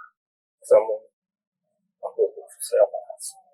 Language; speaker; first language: Finnish; non-native, learner; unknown